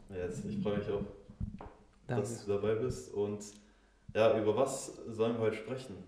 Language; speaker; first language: German; native; German